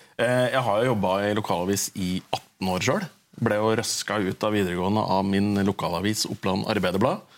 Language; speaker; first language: Norwegian; native; Norwegian